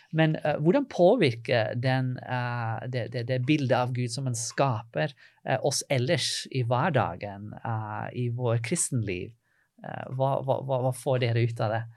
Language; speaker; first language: Norwegian; non-native, fluent; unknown